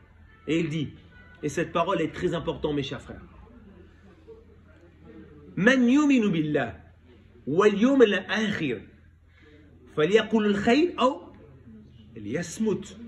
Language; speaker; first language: French; native; French